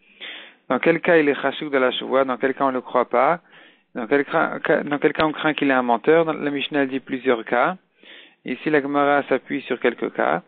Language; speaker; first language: French; native; French